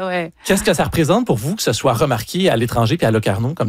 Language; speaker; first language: French; native; French